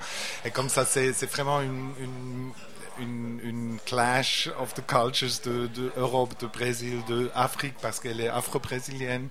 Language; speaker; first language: French; non-native, learner; Portuguese